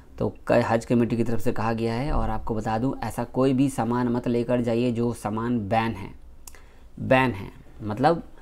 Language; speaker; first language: Hindi; native; Hindi